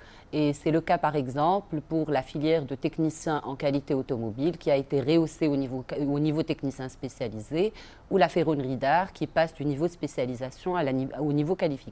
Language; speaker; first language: French; non-native, local second language; Arabic